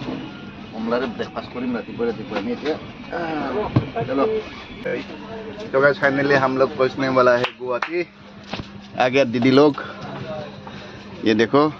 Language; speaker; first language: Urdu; non-native, local second language; Assamese